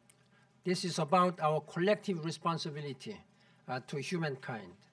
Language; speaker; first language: English; non-native, fluent; Korean